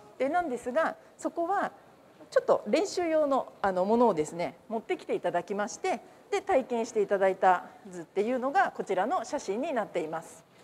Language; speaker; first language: Japanese; native; Japanese